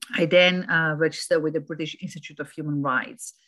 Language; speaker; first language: English; non-native, fluent; Romanian